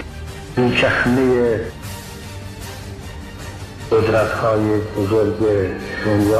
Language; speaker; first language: Persian; native; Persian